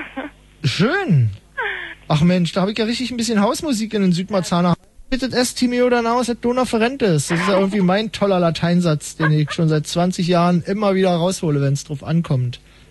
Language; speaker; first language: German; native; German